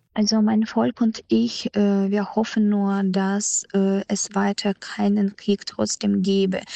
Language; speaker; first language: German; non-native, fluent; Ukrainian